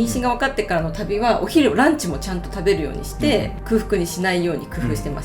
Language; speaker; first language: Japanese; native; Japanese